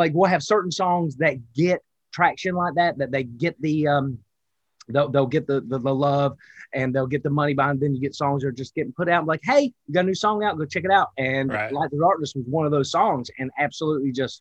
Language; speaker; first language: English; native; English